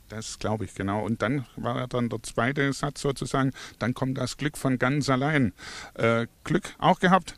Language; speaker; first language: German; non-native, fluent; Spanish